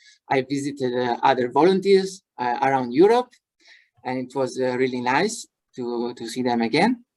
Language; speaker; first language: English; non-native, fluent; Italian